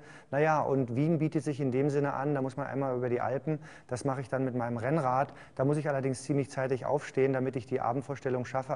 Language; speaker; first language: German; native; German